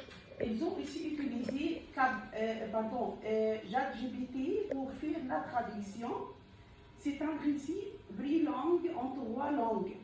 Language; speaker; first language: French; non-native, fluent; Arabic